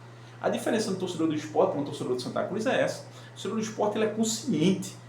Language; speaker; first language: Portuguese; native; Portuguese